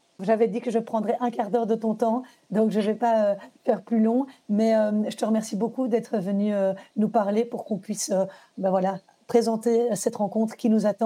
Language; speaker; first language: French; native; French